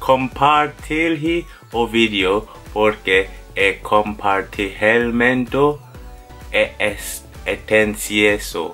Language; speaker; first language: Portuguese; non-native, learner; English